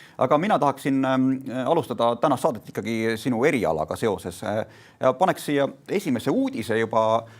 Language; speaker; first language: Estonian; native; Estonian